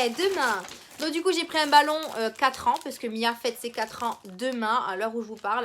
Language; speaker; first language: French; native; French